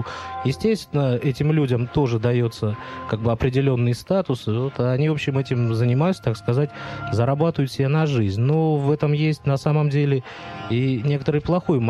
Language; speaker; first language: Russian; native; Russian